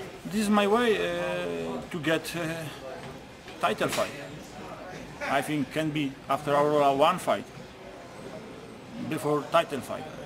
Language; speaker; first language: English; non-native, learner; Polish